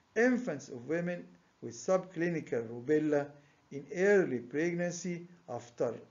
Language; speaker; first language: English; non-native, fluent; Arabic